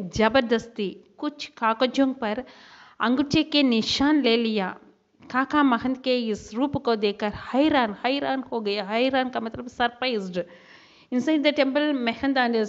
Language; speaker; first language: Hindi; non-native, local second language; Tamil